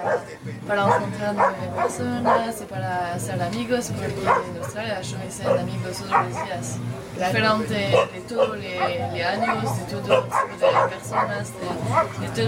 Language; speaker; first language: Spanish; non-native, learner; French